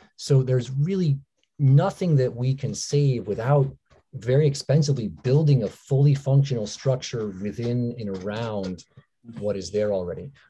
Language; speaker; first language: English; native; English